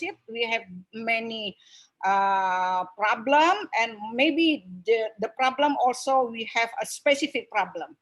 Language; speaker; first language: English; non-native, local second language; Indonesian